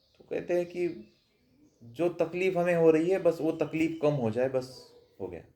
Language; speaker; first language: Hindi; non-native, local second language; Marathi